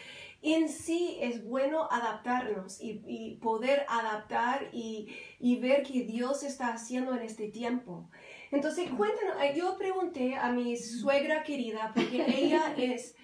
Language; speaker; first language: Spanish; non-native, fluent; English